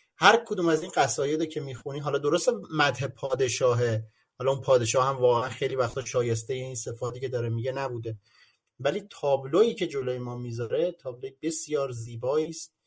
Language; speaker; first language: Persian; native; Persian